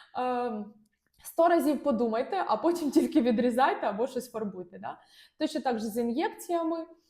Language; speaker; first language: Ukrainian; non-native, local second language; Russian